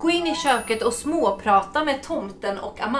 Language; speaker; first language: Swedish; native; Swedish